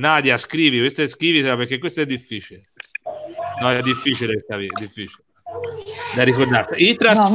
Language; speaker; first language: Italian; native; Italian